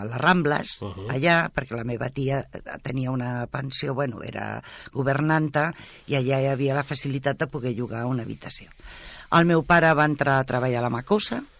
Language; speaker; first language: Catalan; non-native, local second language; Spanish